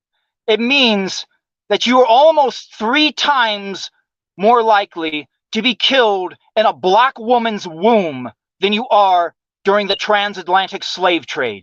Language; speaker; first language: English; native; English